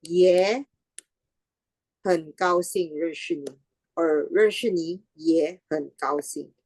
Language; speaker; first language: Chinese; non-native, fluent; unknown